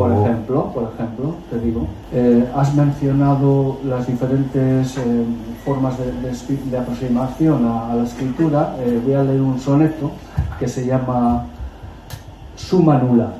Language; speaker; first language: Spanish; native; Spanish